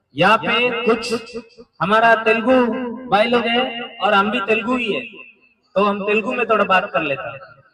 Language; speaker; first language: Hindi; non-native, local second language; Telugu